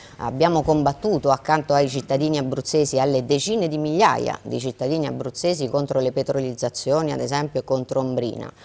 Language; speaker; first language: Italian; native; Italian